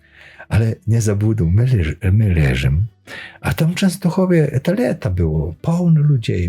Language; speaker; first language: Polish; non-native, learner; Belarusian